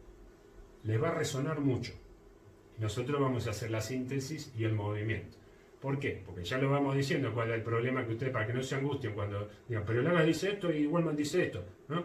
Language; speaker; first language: Spanish; native; Spanish